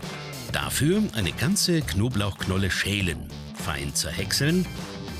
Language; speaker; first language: German; native; German